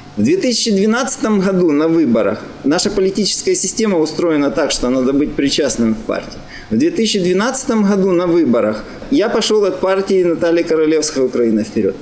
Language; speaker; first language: Russian; native; Russian